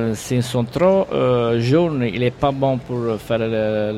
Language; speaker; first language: French; non-native, learner; Italian